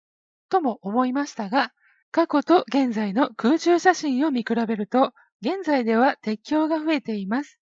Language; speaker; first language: Japanese; native; Japanese